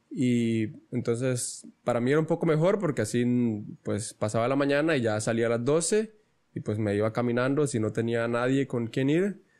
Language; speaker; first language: Spanish; native; Spanish